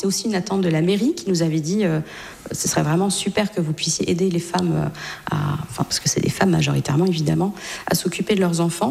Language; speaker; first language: French; native; French